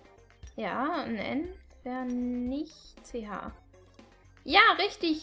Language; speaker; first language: German; native; German